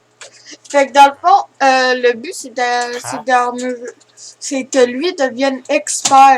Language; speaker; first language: French; native; French